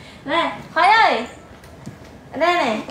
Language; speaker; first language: Vietnamese; non-native, learner; Indonesian